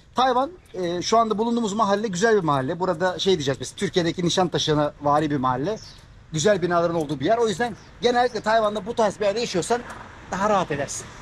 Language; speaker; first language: Turkish; native; Turkish